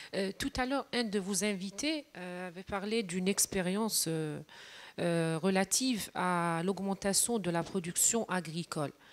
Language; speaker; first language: French; non-native, local second language; Wolof